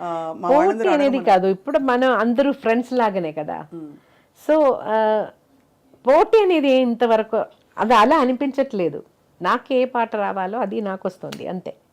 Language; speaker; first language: Telugu; non-native, local second language; Malayalam